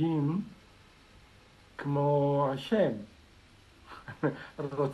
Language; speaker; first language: Hebrew; non-native, learner; Russian